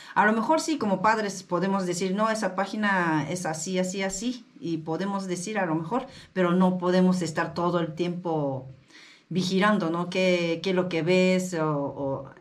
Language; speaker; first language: Spanish; non-native, learner; Japanese